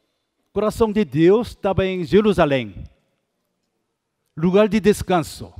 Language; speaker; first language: Portuguese; non-native, fluent; Korean